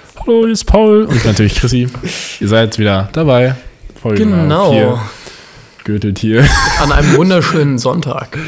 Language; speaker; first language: German; native; German